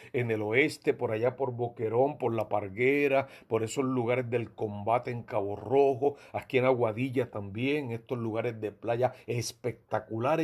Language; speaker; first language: Spanish; native; Spanish